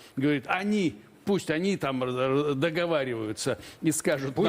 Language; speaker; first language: Russian; native; Russian